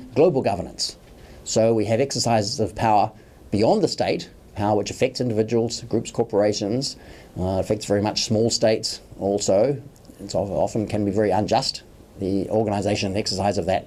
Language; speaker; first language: English; native; English